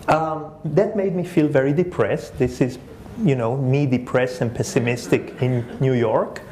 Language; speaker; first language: English; early bilingual, other home language; Spanish